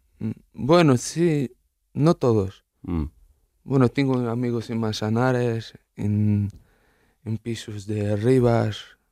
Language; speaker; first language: Spanish; non-native, learner; Arabic